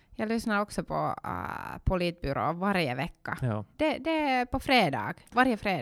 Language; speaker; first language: Swedish; non-native, local second language; Finnish